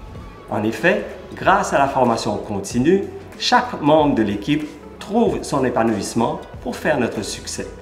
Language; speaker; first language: French; non-native, local second language; Morisyen